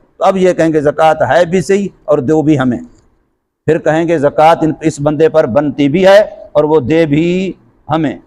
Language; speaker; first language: Urdu; non-native, local second language; Saraiki